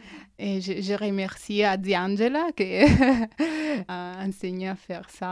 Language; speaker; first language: French; non-native, fluent; Italian